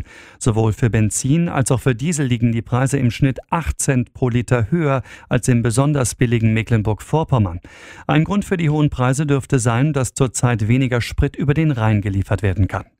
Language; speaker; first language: German; native; German